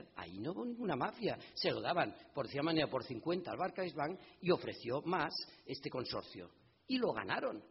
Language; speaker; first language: Spanish; native; Spanish